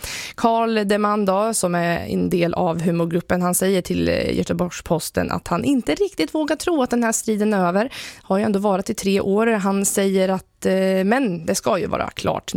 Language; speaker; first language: Swedish; native; Swedish